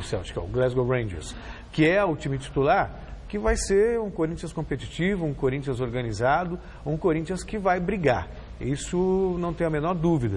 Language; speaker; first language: Portuguese; native; Portuguese